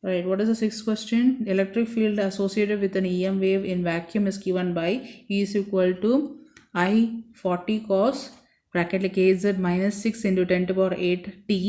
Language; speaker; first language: English; non-native, local second language; Malayalam